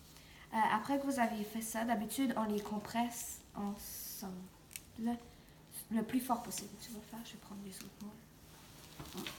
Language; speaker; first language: French; non-native, local second language; English